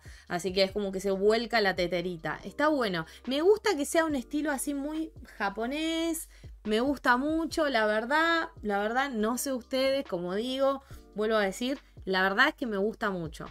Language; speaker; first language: Spanish; native; Spanish